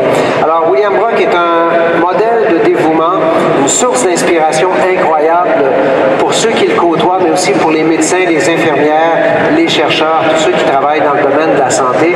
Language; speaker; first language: French; native; French